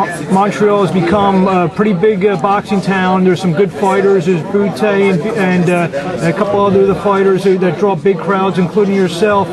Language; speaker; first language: English; native; English